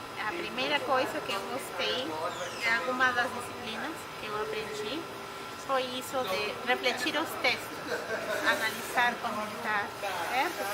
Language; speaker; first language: Portuguese; non-native, fluent; Spanish